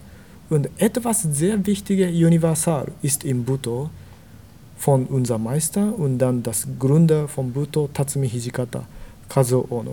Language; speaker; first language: German; non-native, learner; Japanese